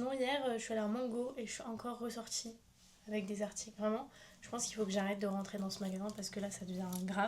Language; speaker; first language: French; native; French